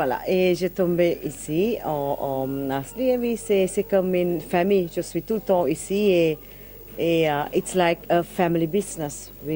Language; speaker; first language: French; non-native, learner; English